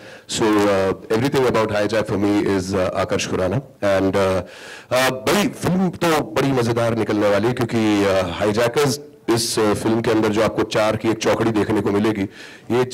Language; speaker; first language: Hindi; native; Hindi